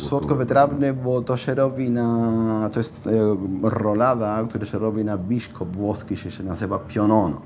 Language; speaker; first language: Polish; non-native, fluent; Spanish